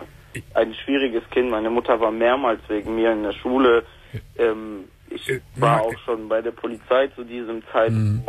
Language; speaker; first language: German; native; German